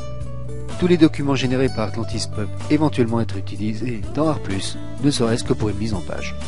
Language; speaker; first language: French; native; French